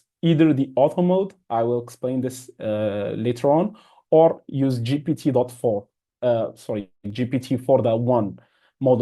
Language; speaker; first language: English; non-native, fluent; Arabic